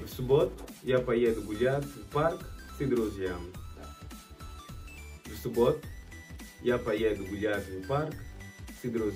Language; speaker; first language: Russian; non-native, fluent; Portuguese